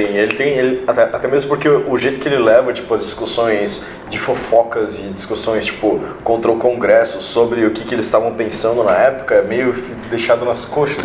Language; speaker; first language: Portuguese; native; Portuguese